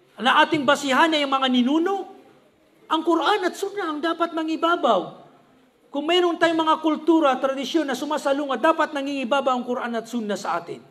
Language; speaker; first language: Filipino; non-native, local second language; Maranao